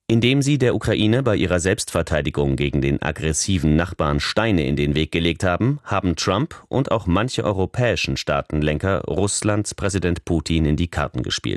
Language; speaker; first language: German; native; German